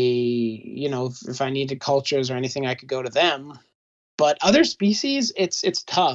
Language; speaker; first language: English; native; English